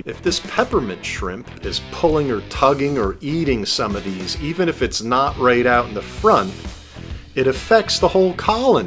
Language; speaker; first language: English; native; English